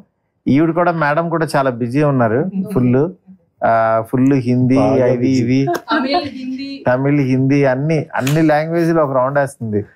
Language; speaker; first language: Telugu; native; Telugu